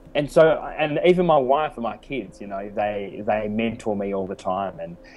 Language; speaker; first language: English; native; English